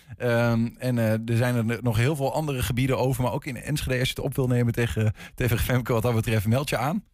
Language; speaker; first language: Dutch; native; Dutch